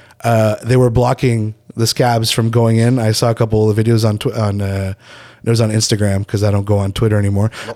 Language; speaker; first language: English; native; English